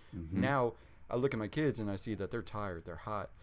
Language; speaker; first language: English; native; English